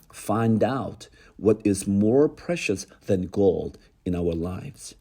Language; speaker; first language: English; non-native, fluent; Korean